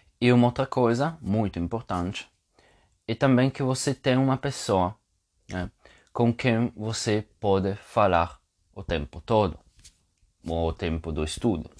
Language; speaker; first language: Portuguese; non-native, fluent; Italian